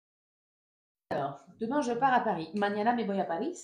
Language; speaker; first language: French; native; French